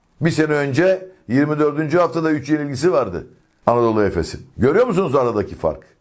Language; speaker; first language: Turkish; native; Turkish